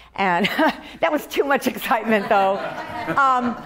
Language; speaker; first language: English; native; English